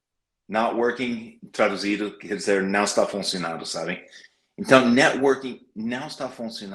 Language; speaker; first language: Portuguese; non-native, fluent; English